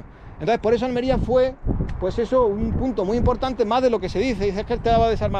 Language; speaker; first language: Spanish; native; Spanish